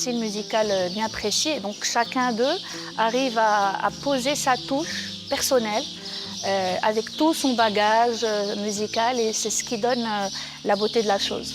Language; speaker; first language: French; non-native, local second language; Arabic